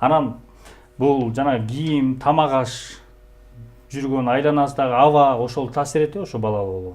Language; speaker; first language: Kyrgyz; native; Kyrgyz